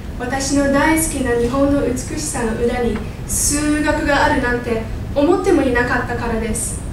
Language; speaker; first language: Japanese; non-native, fluent; English